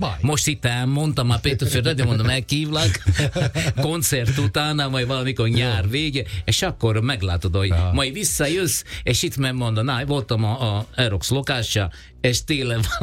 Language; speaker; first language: Hungarian; non-native, fluent; Italian